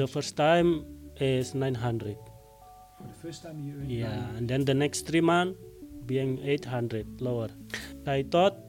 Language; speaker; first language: English; non-native, learner; Indonesian